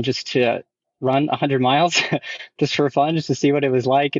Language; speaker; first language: English; native; English